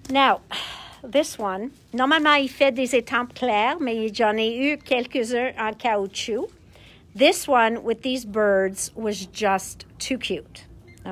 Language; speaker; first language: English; native; English